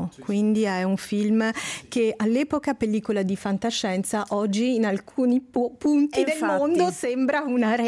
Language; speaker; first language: Italian; native; Italian